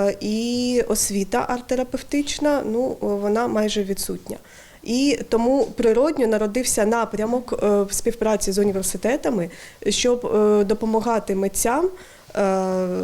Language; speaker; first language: Ukrainian; native; Ukrainian